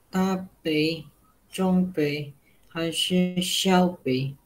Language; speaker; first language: Chinese; non-native, learner; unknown